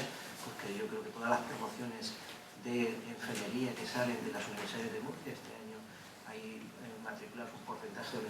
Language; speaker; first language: Spanish; native; Spanish